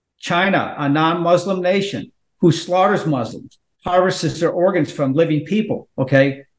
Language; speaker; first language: English; native; English